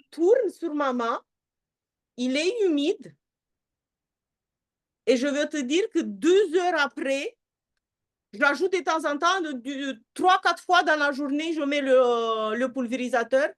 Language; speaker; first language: French; non-native, fluent; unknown